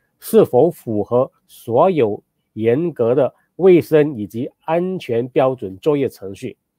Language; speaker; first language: Chinese; native; Chinese